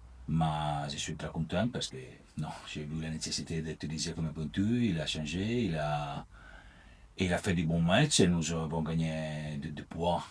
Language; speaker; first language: French; non-native, learner; Italian